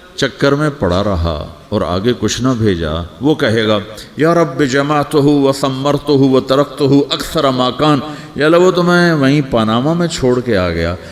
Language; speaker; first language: Urdu; non-native, local second language; Punjabi